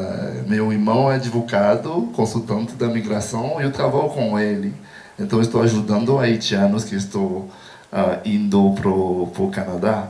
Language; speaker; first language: Portuguese; non-native, learner; Haitian Creole